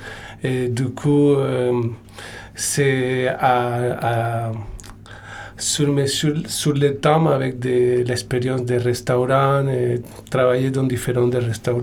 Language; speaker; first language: French; non-native, learner; Spanish